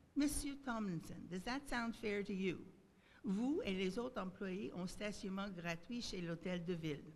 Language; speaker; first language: French; native; French